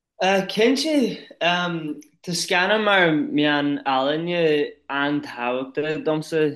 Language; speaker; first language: Irish; non-native, local second language; English